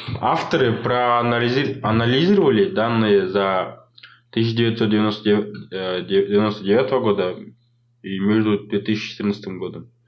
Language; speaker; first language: Russian; non-native, local second language; Kazakh